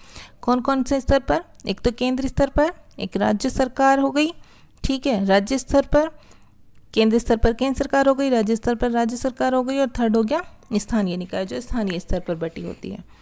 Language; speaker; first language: Hindi; native; Hindi